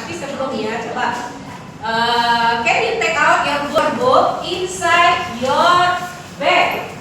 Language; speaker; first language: English; non-native, learner; Indonesian